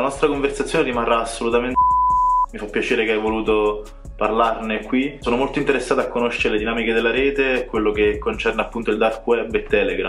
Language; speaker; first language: Italian; native; Italian